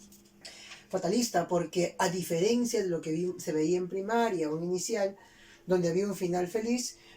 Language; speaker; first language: Spanish; native; Spanish